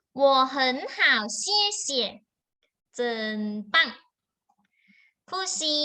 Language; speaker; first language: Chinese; non-native, fluent; Thai